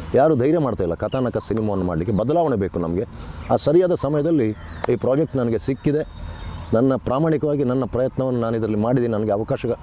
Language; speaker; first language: Kannada; non-native, local second language; Tulu